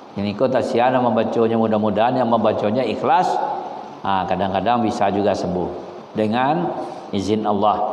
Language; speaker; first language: Malay; non-native, local second language; Minangkabau